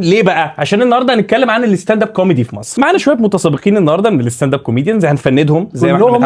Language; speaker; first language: Arabic; native; Arabic